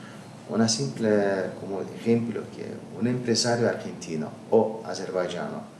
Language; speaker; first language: Spanish; non-native, learner; Azerbaijani